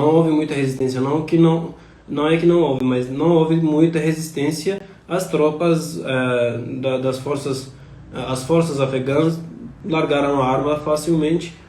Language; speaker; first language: Portuguese; non-native, fluent; Turkish